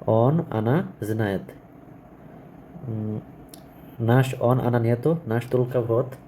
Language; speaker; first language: Russian; non-native, learner; Bangla